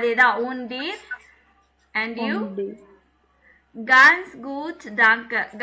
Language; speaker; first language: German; non-native, fluent; Tamil